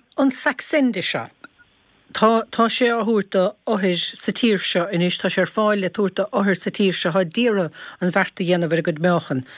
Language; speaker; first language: Irish; native; Irish